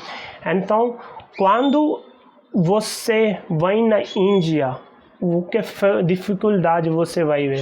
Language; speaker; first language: Portuguese; non-native, learner; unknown